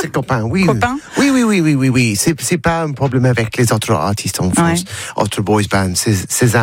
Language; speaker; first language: French; non-native, learner; English